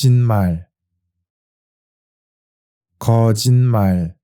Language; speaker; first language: Korean; native; Korean